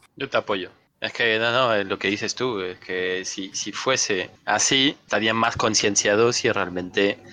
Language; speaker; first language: Spanish; non-native, fluent; French